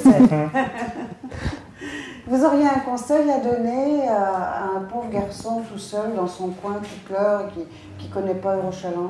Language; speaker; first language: French; native; French